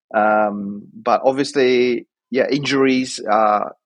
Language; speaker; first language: English; native; English